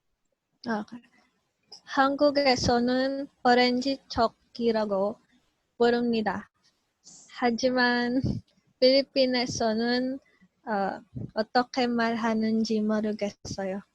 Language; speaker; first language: Korean; non-native, learner; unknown